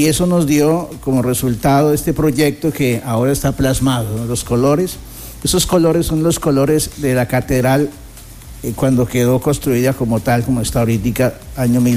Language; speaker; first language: Spanish; native; Spanish